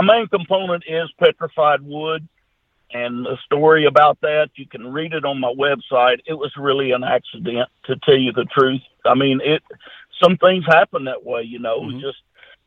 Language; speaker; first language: English; native; English